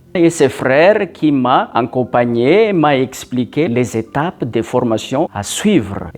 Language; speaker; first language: French; non-native, local second language; Malagasy